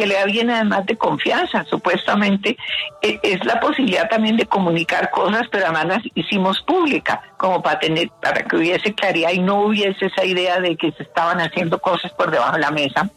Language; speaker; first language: Spanish; native; Spanish